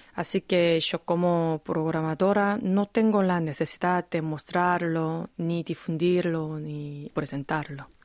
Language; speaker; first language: Spanish; non-native, fluent; Korean